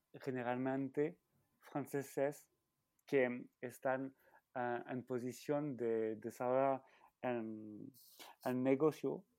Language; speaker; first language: Spanish; non-native, fluent; French